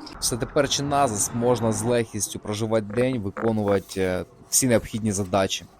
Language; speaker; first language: Ukrainian; non-native, local second language; Russian